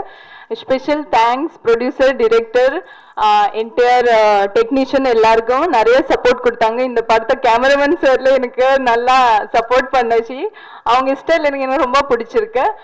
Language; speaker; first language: Tamil; non-native, learner; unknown